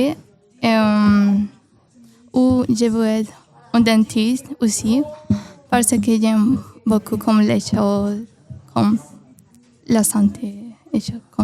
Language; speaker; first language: French; non-native, learner; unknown